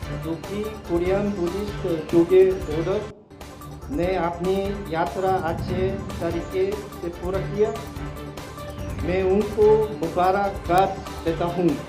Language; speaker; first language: Hindi; non-native, learner; Korean